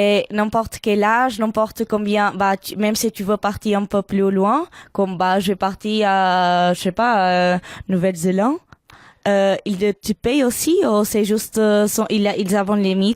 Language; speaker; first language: French; non-native, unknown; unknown